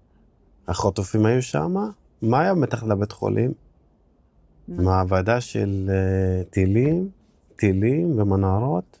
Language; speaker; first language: Hebrew; non-native, local second language; Arabic